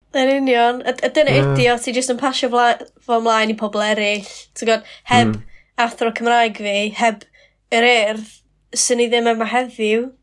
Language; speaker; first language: Welsh; non-native, local second language; English